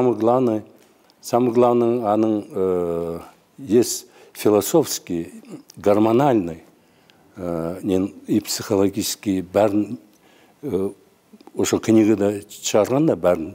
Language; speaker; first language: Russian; non-native, local second language; Kyrgyz